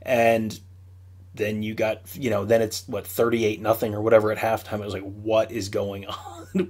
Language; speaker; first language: English; native; English